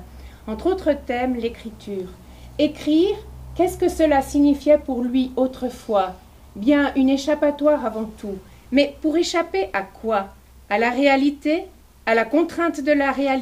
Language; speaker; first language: French; native; French